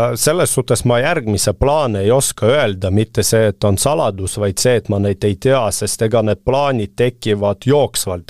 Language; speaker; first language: Estonian; non-native, local second language; Russian